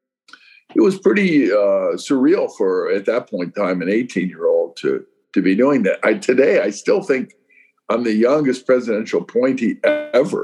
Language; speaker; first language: English; native; English